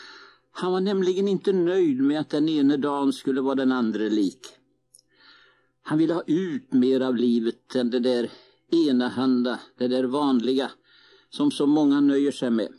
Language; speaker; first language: Swedish; native; Swedish